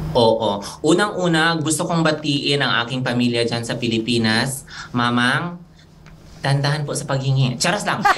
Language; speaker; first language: Filipino; non-native, local second language; Cebuano